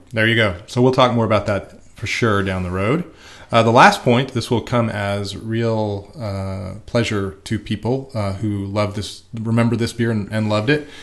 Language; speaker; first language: English; native; English